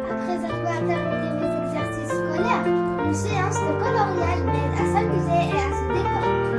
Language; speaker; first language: French; non-native, learner; Arabic